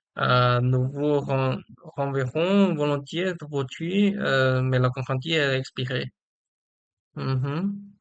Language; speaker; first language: French; non-native, learner; Chinese